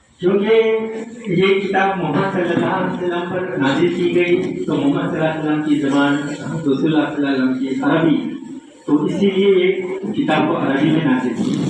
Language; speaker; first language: Urdu; native; Urdu